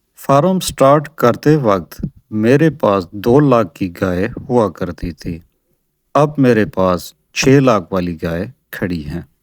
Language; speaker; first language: Urdu; non-native, local second language; Saraiki